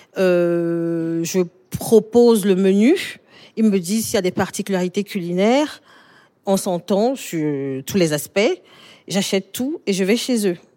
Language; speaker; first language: French; native; French